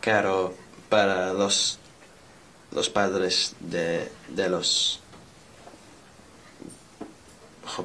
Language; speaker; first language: Spanish; non-native, learner; English